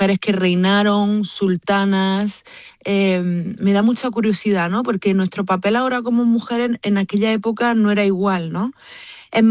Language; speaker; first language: Spanish; native; Spanish